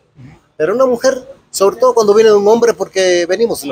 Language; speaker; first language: Spanish; native; Spanish